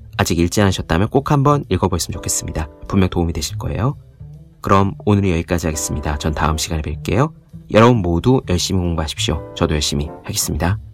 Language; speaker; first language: Korean; native; Korean